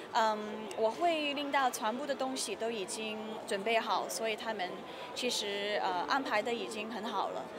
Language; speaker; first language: Chinese; early bilingual, heritage; Cantonese